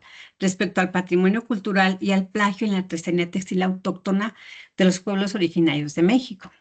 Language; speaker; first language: Spanish; native; Spanish